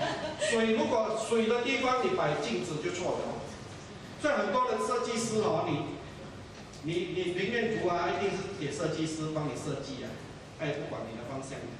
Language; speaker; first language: Chinese; native; Chinese